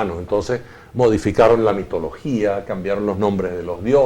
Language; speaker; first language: Spanish; native; Spanish